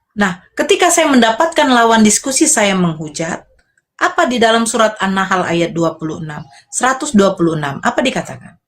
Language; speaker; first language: Indonesian; native; Indonesian